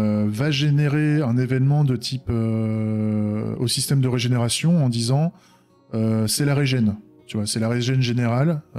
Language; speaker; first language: French; native; French